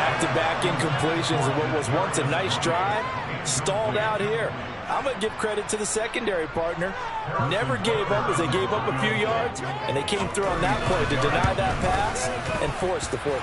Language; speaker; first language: English; native; English